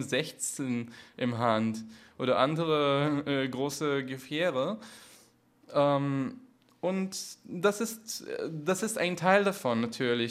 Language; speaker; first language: German; non-native, fluent; Hebrew